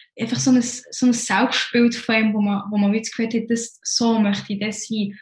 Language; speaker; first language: German; early bilingual, other home language; Arabic